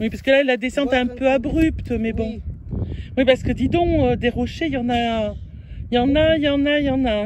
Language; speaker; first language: French; native; French